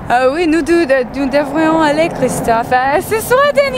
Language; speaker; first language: French; non-native, learner; English